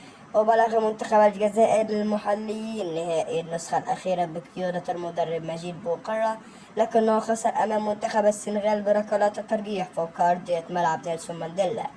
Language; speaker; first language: Arabic; native; Arabic